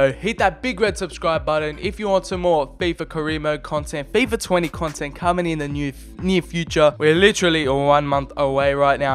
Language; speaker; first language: English; native; English